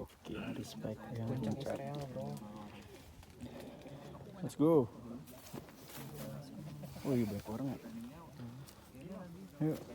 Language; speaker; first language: Indonesian; native; Indonesian